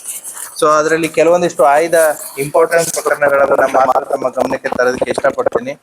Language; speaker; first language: Kannada; native; Kannada